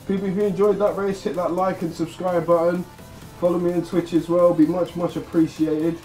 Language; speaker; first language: English; native; English